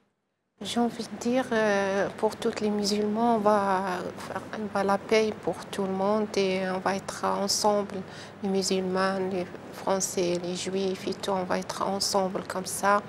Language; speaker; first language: French; non-native, learner; Arabic